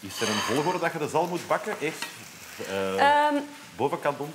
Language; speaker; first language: Dutch; native; Dutch